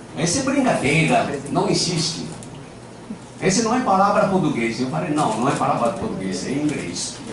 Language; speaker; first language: Portuguese; non-native, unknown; Chinese